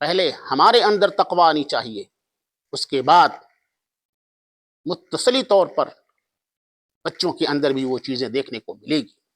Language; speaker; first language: Urdu; native; Urdu